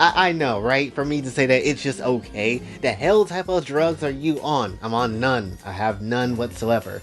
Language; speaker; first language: English; native; English